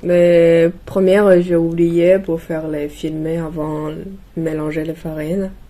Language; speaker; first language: French; non-native, learner; Chinese